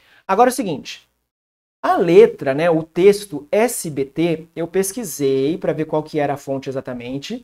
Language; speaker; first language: Portuguese; native; Portuguese